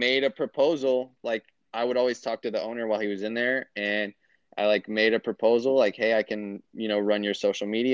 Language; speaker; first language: English; native; English